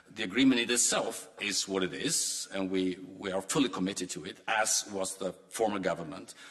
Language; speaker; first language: English; non-native, fluent; Swedish